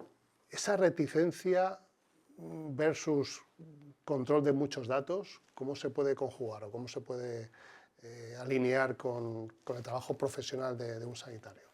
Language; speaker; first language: Spanish; native; Spanish